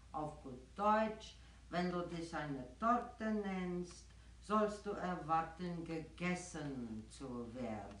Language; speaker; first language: German; non-native, fluent; Afrikaans